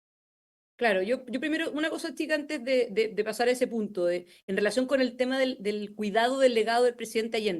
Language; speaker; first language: Spanish; native; Spanish